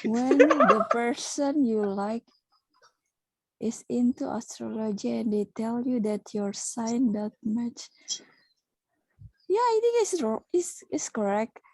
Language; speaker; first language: English; non-native, learner; Indonesian